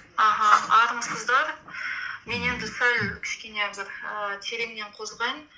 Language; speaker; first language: Kazakh; native; Kazakh